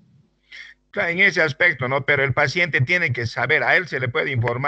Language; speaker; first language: Spanish; native; Spanish